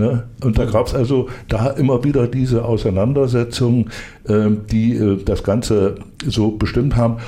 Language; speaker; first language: German; native; German